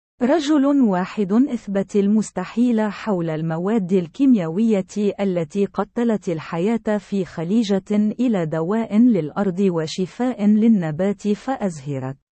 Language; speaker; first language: Arabic; non-native, local second language; Central Kurdish